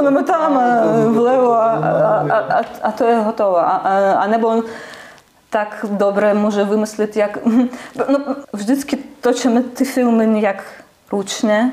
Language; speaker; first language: Czech; non-native, learner; Russian